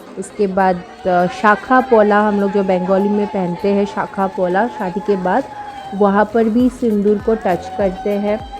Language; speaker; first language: Hindi; non-native, local second language; Bangla